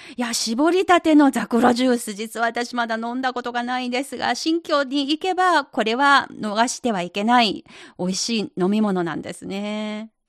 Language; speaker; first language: Japanese; non-native, fluent; Chinese